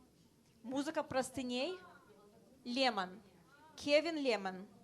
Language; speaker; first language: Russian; early bilingual, heritage; Russian